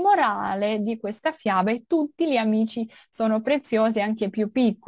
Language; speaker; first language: Italian; non-native, fluent; Russian